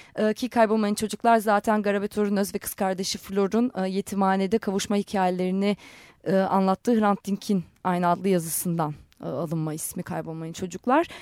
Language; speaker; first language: Turkish; non-native, local second language; Armenian